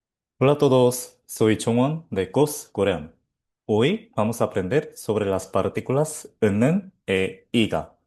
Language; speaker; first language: Spanish; non-native, fluent; Korean